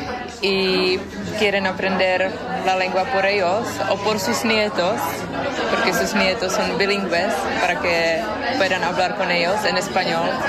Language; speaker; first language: Spanish; non-native, fluent; Czech